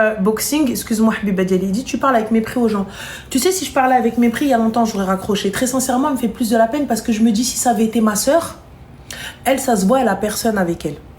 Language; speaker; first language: French; native; French